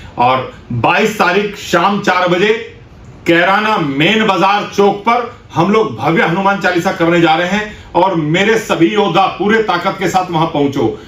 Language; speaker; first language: Hindi; native; Hindi